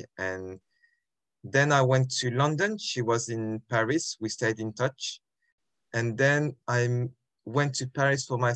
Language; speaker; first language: English; non-native, fluent; French